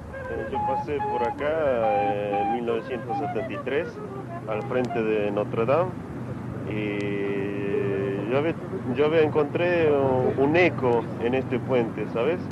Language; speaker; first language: Spanish; non-native, local second language; Quechua